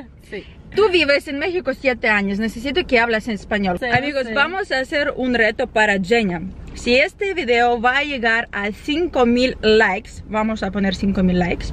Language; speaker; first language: Spanish; non-native, fluent; Ukrainian